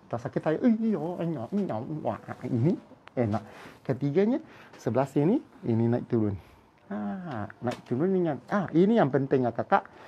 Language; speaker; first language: Malay; non-native, local second language; Cantonese